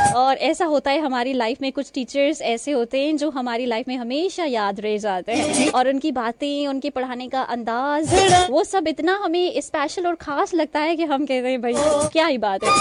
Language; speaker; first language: Urdu; non-native, local second language; Sindhi